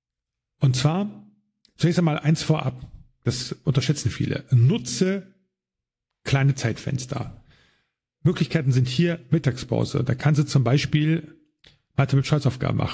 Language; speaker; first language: German; native; German